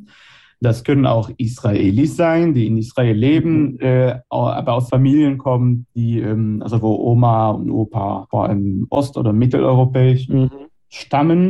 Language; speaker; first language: German; non-native, fluent; Hebrew